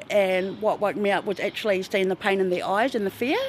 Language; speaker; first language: English; native; English